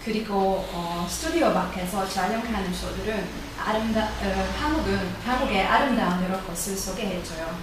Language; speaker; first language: Korean; non-native, learner; Hungarian